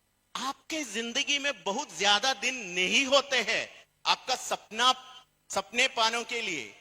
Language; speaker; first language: Hindi; non-native, fluent; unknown